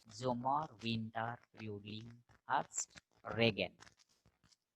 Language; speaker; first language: German; non-native, fluent; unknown